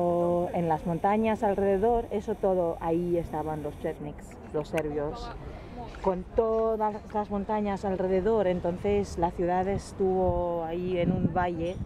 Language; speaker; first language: Spanish; non-native, fluent; Bosnian